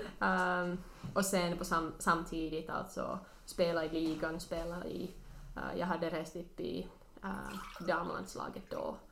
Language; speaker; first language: Swedish; non-native, local second language; Finnish